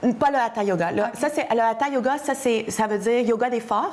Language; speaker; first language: French; native; French